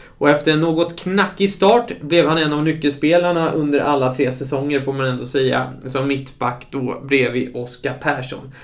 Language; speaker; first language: Swedish; native; Swedish